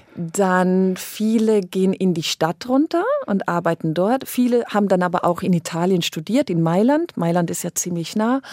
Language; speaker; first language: German; native; German